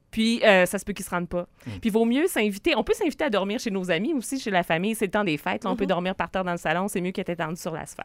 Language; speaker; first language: French; native; French